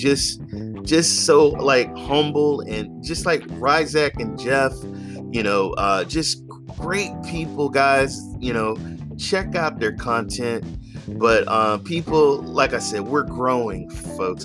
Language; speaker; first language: English; native; English